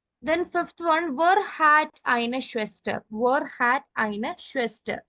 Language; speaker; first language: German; non-native, learner; Malayalam